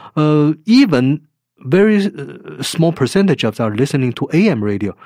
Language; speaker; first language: English; non-native, fluent; Chinese